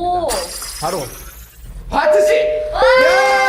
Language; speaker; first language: Korean; native; Korean